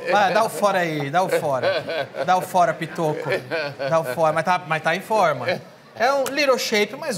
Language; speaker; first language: Portuguese; native; Portuguese